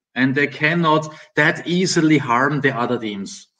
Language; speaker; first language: English; non-native, fluent; German